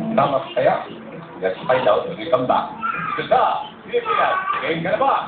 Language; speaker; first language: Filipino; native; Filipino